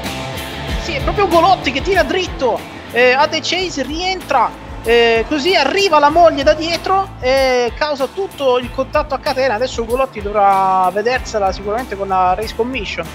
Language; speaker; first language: Italian; native; Italian